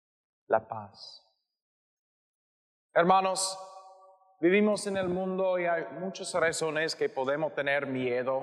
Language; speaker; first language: Spanish; non-native, learner; English